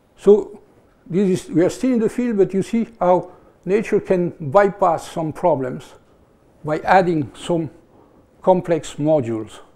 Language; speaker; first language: English; non-native, fluent; French